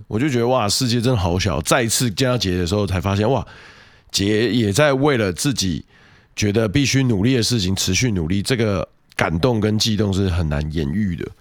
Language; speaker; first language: Chinese; native; Chinese